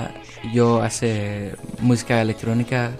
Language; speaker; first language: Spanish; early bilingual, heritage; Spanish